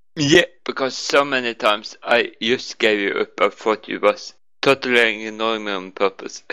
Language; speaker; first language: English; non-native, learner; Norwegian